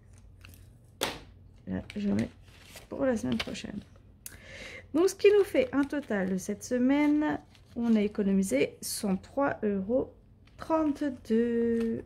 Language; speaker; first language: French; native; French